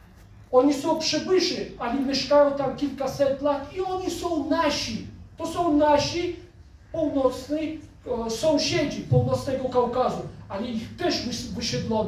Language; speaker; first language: Polish; non-native, fluent; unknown